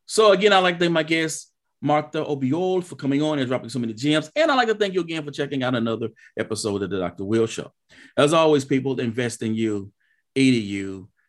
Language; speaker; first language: English; native; English